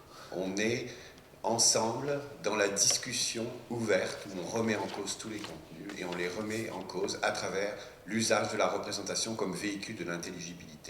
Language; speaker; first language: French; native; French